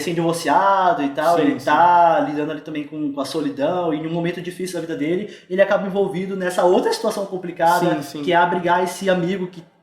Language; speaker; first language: Portuguese; native; Portuguese